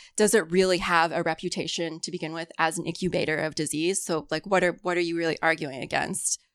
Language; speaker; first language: English; early bilingual, other home language; Cantonese